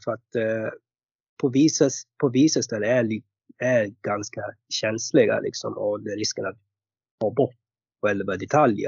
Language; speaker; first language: Swedish; non-native, fluent; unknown